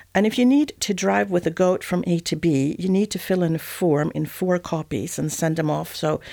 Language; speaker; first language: English; non-native, fluent; Swedish